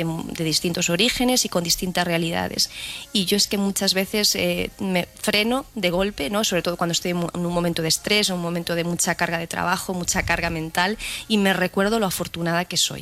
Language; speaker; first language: Spanish; native; Spanish